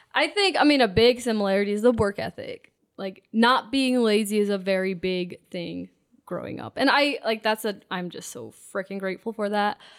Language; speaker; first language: English; non-native, local second language; Pennsylvania German